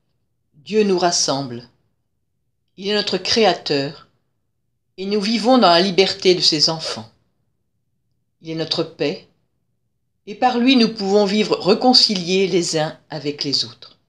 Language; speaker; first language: French; native; French